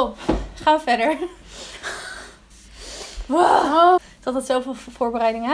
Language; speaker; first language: Dutch; native; Dutch